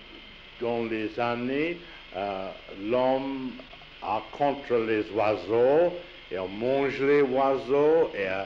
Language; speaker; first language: French; non-native, learner; English